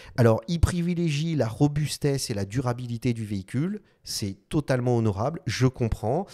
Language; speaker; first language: French; non-native, local second language; Arabic